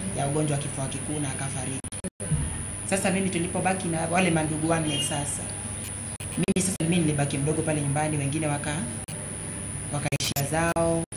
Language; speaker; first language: Swahili; non-native, local second language; Kamba